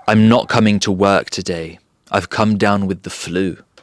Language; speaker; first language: English; early bilingual, other home language; Polish